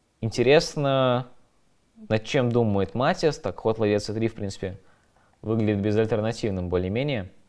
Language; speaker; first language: Russian; native; Russian